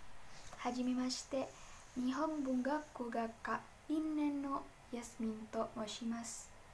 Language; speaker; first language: Japanese; non-native, learner; Indonesian